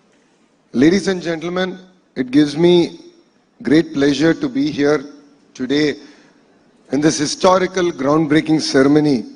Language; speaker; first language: English; non-native, local second language; Telugu